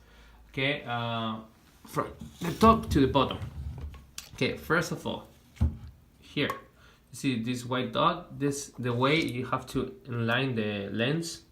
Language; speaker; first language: English; non-native, fluent; Spanish